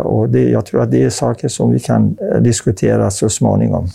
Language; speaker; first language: Swedish; non-native, fluent; Persian